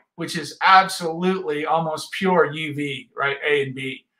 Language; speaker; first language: English; native; English